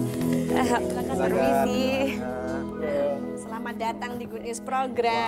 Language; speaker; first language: Indonesian; native; Indonesian